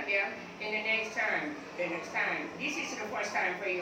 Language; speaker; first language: English; non-native, learner; Thai